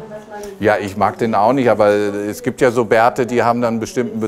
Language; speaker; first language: German; native; German